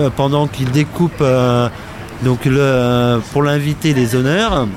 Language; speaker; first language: French; native; French